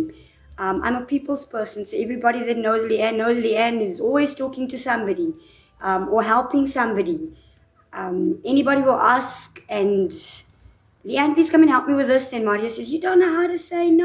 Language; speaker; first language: English; native; English